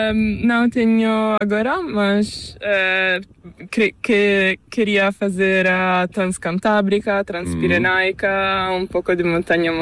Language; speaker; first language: Spanish; non-native, learner; Portuguese